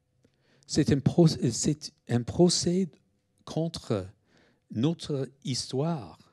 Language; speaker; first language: French; non-native, fluent; English